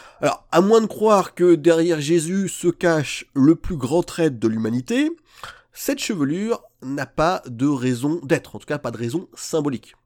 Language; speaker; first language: French; native; French